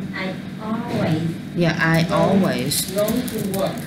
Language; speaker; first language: English; non-native, learner; Vietnamese